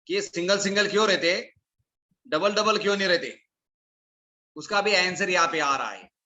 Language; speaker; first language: Hindi; non-native, local second language; Marathi